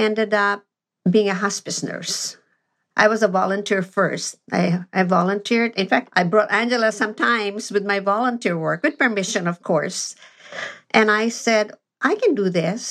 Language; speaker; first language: English; non-native, local second language; Filipino